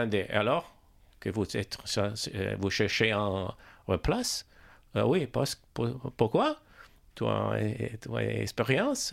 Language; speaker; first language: French; non-native, learner; Italian